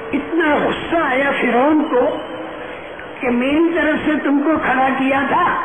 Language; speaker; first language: Urdu; non-native, local second language; Gujarati